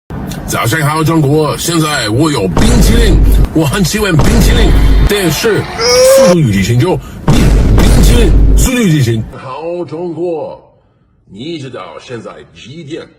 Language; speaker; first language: Chinese; non-native, learner; English